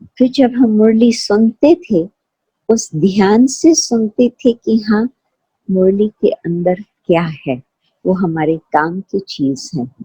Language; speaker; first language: Hindi; non-native, fluent; Sindhi